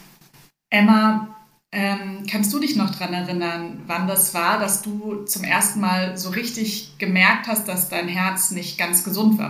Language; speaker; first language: German; native; German